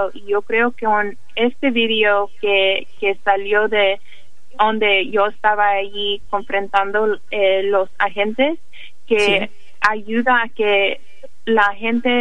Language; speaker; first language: Spanish; early bilingual, heritage; English